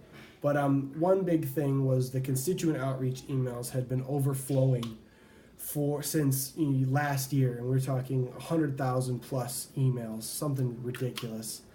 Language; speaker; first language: English; native; English